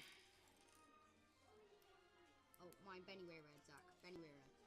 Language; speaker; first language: Welsh; non-native, local second language; English